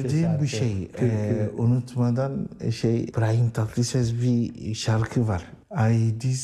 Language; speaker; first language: Turkish; non-native, learner; Arabic